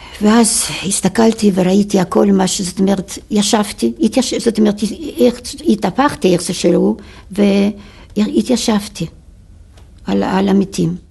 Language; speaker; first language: Hebrew; non-native, fluent; Yiddish